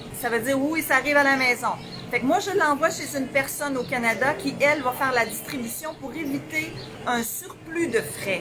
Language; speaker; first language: French; native; French